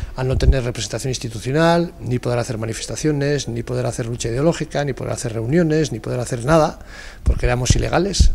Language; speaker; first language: Spanish; native; Spanish